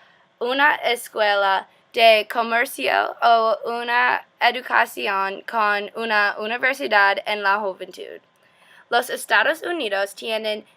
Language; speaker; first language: Spanish; non-native, learner; English